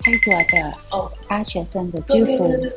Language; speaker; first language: Chinese; non-native, learner; Thai